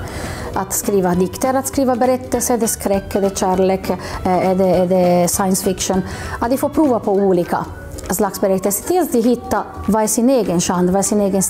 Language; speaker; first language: Swedish; non-native, local second language; Finnish